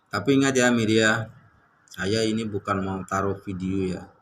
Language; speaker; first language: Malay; non-native, learner; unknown